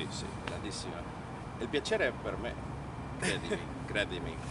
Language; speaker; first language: Italian; non-native, learner; Spanish